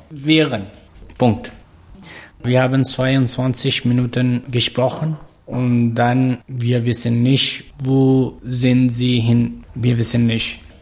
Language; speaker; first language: German; non-native, learner; Pashto